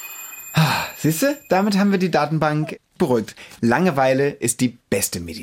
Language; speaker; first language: German; native; German